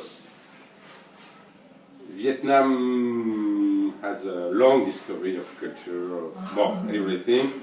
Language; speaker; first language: English; non-native, learner; French